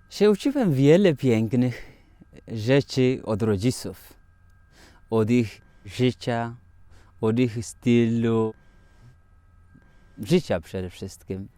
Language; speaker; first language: Polish; non-native, fluent; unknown